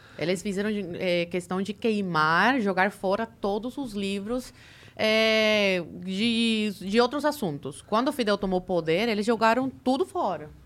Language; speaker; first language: Portuguese; early bilingual, other home language; Spanish